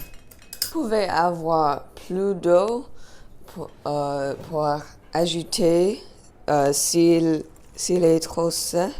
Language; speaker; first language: French; non-native, learner; English